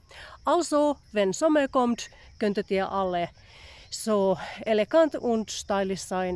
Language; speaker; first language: German; non-native, fluent; Finnish